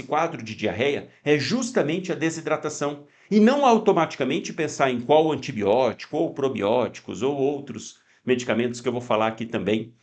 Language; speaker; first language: Portuguese; native; Portuguese